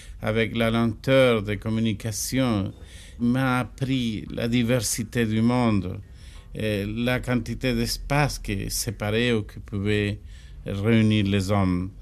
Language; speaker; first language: French; non-native, learner; Spanish